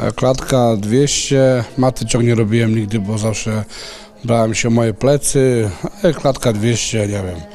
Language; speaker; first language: Polish; non-native, fluent; Serbian